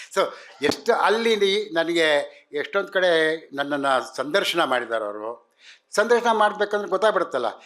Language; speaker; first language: Kannada; native; Kannada